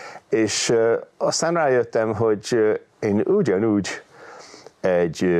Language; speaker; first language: Hungarian; non-native, fluent; English